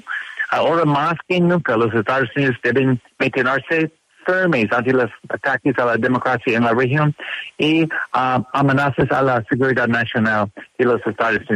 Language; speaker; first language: Spanish; non-native, learner; English